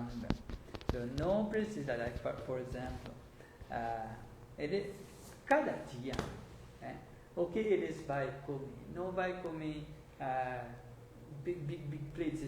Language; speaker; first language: Portuguese; non-native, learner; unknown